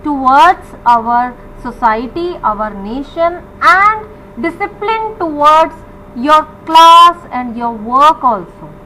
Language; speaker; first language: English; non-native, local second language; Punjabi